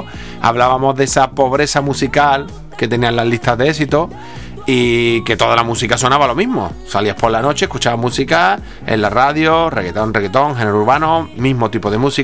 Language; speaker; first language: Spanish; native; Spanish